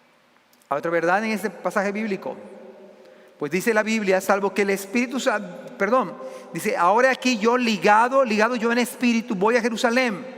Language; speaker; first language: Spanish; native; Spanish